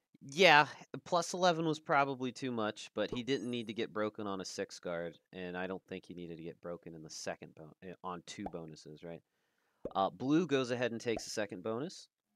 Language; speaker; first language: English; native; English